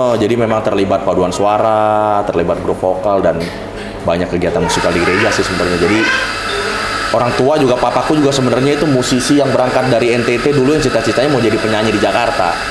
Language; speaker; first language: Indonesian; native; Indonesian